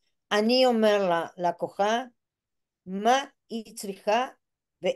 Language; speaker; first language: Hebrew; non-native, fluent; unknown